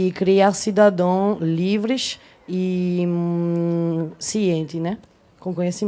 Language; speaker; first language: Portuguese; non-native, fluent; French